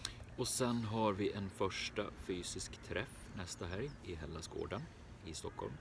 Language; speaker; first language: Swedish; native; Swedish